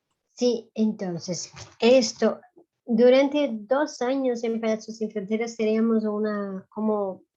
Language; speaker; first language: Spanish; non-native, fluent; Portuguese